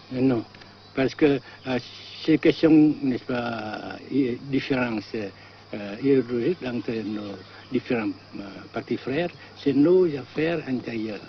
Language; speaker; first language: French; non-native, local second language; Vietnamese